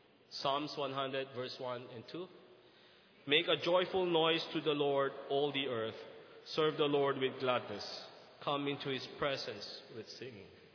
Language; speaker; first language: English; non-native, local second language; Min Nan Chinese